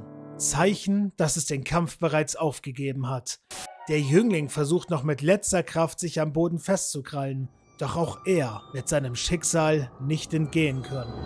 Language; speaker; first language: German; native; German